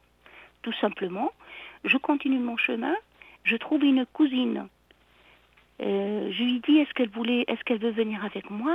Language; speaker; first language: French; non-native, local second language; Arabic